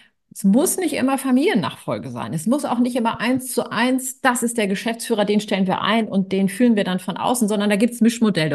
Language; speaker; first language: German; native; German